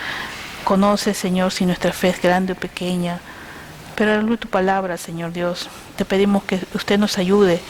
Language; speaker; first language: Spanish; native; Spanish